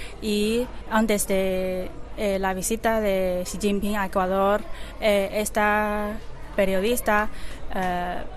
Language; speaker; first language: Spanish; non-native, learner; Chinese